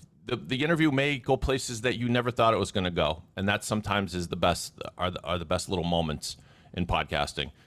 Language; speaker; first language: English; native; English